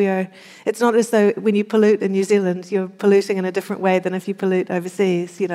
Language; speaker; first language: English; native; English